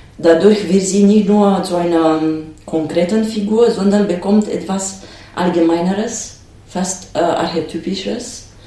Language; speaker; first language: German; non-native, fluent; Romanian